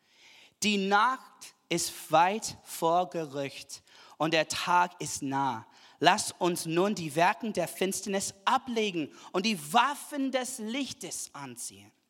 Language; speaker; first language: German; non-native, fluent; English